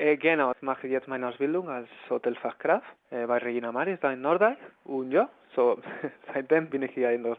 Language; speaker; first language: German; non-native, learner; Spanish